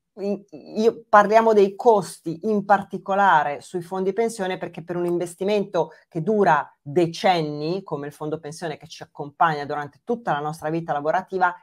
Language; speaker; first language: Italian; native; Italian